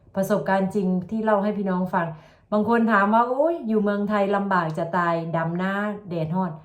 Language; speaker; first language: Thai; native; Thai